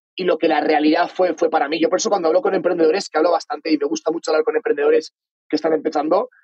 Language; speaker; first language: Spanish; native; Spanish